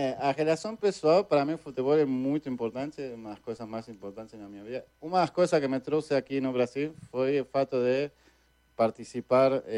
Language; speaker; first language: Portuguese; non-native, fluent; Spanish